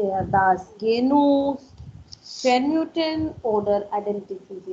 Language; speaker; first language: German; non-native, learner; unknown